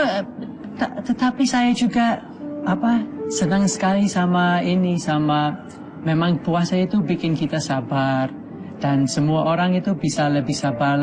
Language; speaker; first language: Indonesian; non-native, fluent; English